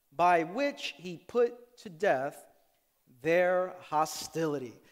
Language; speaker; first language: English; native; English